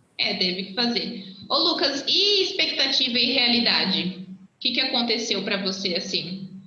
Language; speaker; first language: Portuguese; native; Portuguese